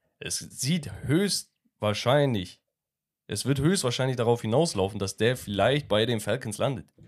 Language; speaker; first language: German; early bilingual, other home language; Turkish